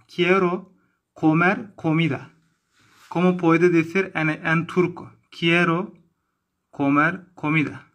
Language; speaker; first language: Spanish; non-native, learner; Turkish